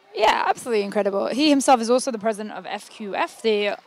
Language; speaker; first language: English; native; English